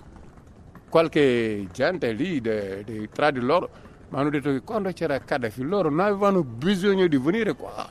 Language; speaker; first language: Italian; non-native, fluent; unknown